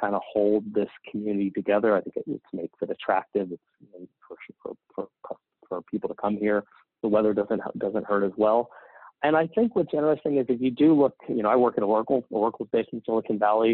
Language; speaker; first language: English; native; English